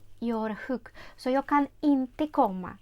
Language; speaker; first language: Swedish; non-native, fluent; Ukrainian